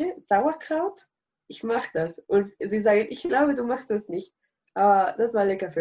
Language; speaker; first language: German; non-native, learner; Spanish